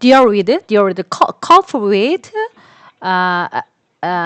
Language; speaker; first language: English; non-native, learner; Korean